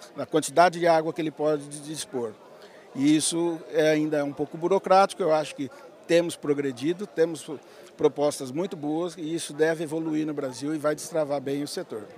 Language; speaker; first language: Portuguese; native; Portuguese